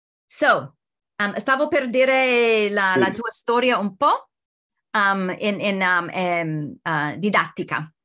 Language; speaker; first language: Italian; non-native, learner; English